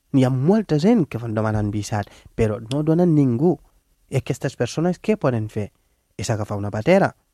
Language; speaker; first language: Catalan; non-native, fluent; Wolof